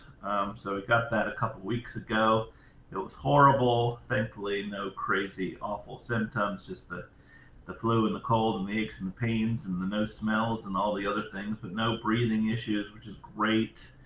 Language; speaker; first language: English; native; English